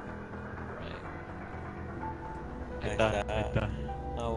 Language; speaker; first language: Spanish; early bilingual, other home language; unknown